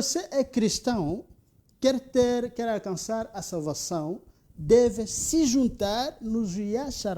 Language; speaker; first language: Portuguese; non-native, local second language; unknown